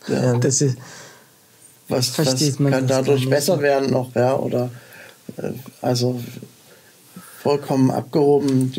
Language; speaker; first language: German; native; German